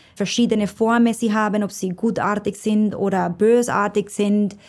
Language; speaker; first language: German; non-native, fluent; Spanish